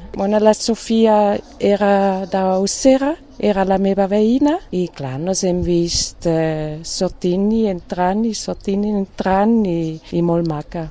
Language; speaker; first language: Catalan; non-native, fluent; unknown